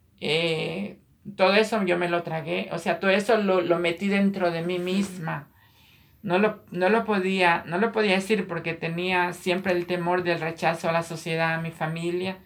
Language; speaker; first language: Spanish; native; Spanish